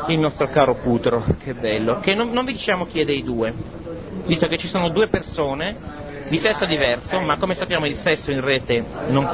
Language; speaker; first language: Italian; native; Italian